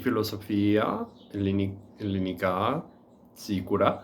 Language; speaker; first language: Greek; non-native, learner; English